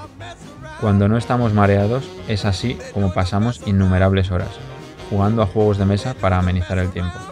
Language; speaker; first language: Spanish; native; Spanish